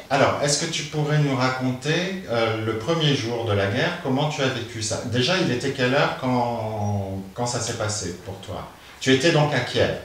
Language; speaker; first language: French; native; French